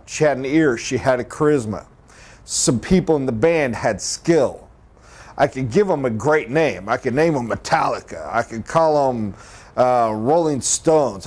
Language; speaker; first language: English; native; English